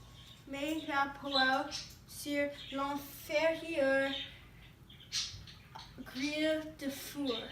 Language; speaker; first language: French; non-native, learner; English